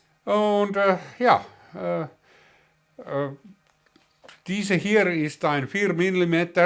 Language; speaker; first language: German; non-native, learner; Finnish